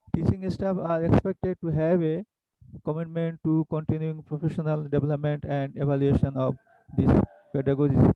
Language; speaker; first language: English; non-native, local second language; Bangla